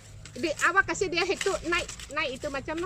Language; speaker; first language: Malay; non-native, local second language; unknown